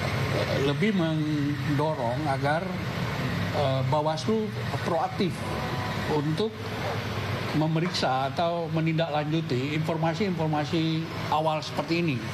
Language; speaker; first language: Indonesian; native; Indonesian